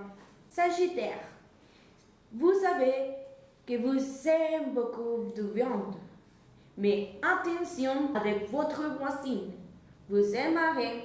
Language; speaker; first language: French; non-native, learner; Spanish